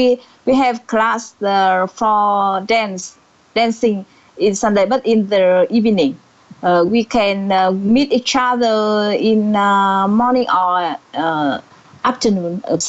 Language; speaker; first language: English; non-native, learner; Vietnamese